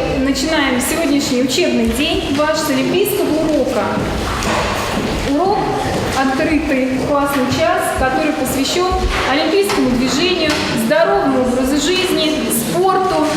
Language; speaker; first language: Russian; native; Russian